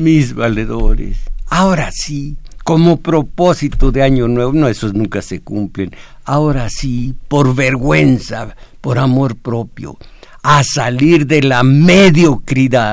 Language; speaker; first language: Spanish; native; Spanish